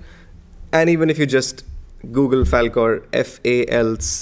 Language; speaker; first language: English; non-native, local second language; Hindi